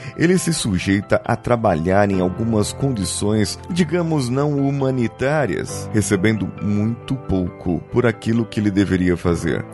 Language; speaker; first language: Portuguese; native; Portuguese